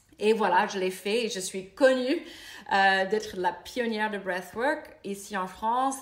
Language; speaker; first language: French; non-native, fluent; English